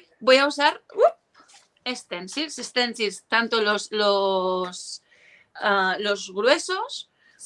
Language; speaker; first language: Spanish; native; Spanish